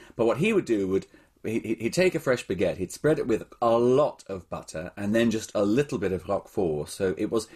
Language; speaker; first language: English; native; English